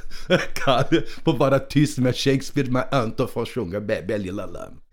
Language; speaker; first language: Swedish; non-native, fluent; Portuguese